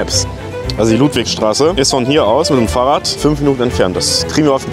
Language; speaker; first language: German; native; German